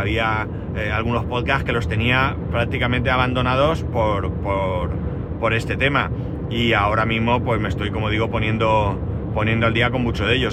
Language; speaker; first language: Spanish; native; Spanish